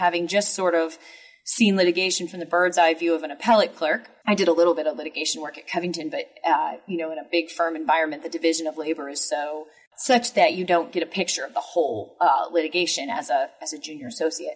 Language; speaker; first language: English; native; English